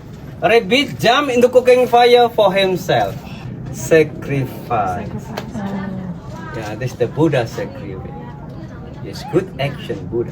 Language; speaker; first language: English; non-native, learner; Indonesian